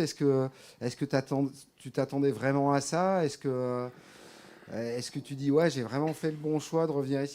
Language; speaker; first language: French; native; French